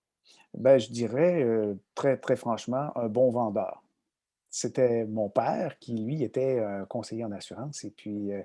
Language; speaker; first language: French; native; French